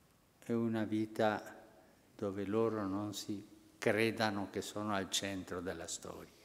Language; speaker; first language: Italian; non-native, fluent; Spanish